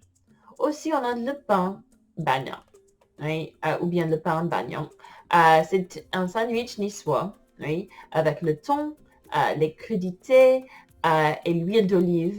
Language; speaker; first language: French; non-native, fluent; English